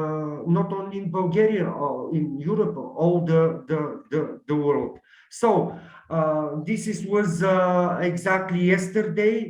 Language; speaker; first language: English; non-native, learner; Bulgarian